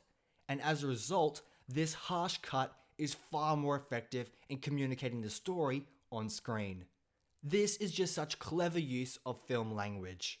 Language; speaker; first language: English; native; English